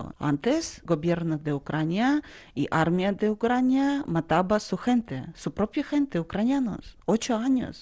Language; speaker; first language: Spanish; non-native, learner; Russian